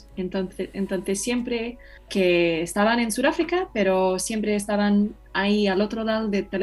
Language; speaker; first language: Spanish; non-native, fluent; English